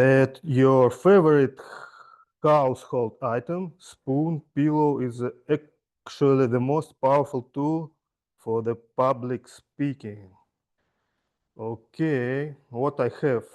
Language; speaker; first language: English; non-native, fluent; Russian